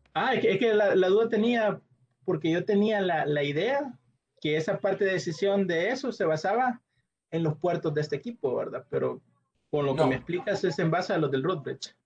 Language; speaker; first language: Spanish; native; Spanish